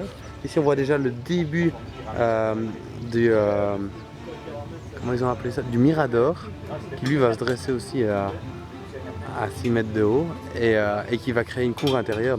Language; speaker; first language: French; native; French